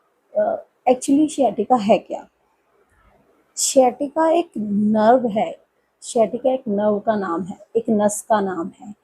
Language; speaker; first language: Hindi; native; Hindi